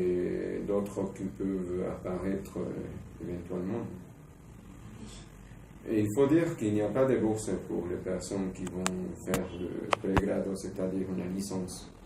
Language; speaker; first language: French; non-native, fluent; Spanish